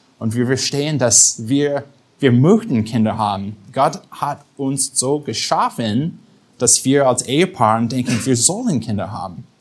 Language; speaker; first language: German; non-native, fluent; English